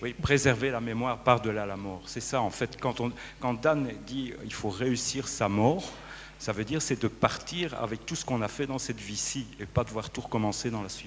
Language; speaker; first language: French; native; French